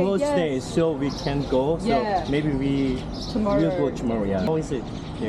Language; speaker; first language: English; non-native, learner; Korean